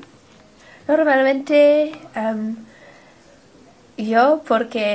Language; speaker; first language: Spanish; non-native, learner; English